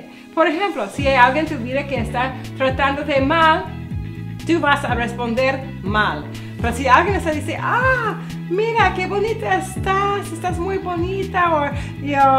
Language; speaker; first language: Spanish; non-native, learner; English